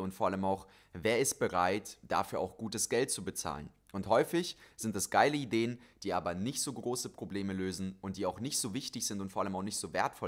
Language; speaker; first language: German; native; German